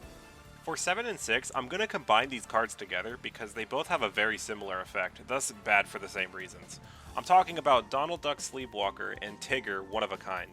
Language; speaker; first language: English; native; English